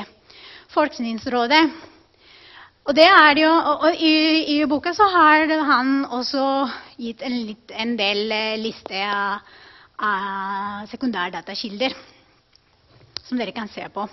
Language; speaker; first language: Norwegian; non-native, fluent; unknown